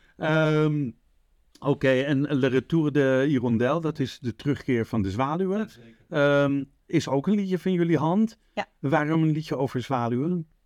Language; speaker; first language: Dutch; native; Dutch